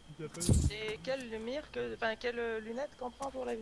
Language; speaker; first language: French; native; French